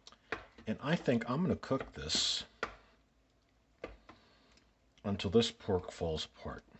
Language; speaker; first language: English; native; English